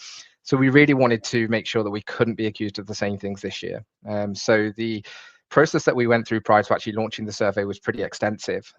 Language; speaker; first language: English; native; English